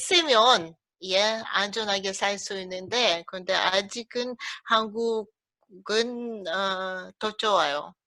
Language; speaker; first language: Korean; early bilingual, heritage; Russian